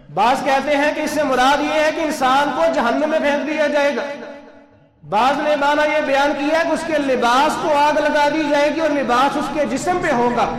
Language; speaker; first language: Urdu; non-native, local second language; Punjabi